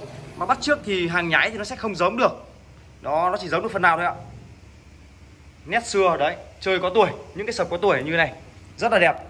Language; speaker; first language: Vietnamese; native; Vietnamese